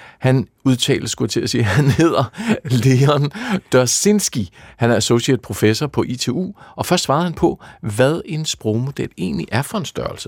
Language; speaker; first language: Danish; native; Danish